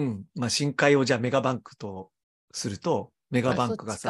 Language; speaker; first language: Japanese; native; Japanese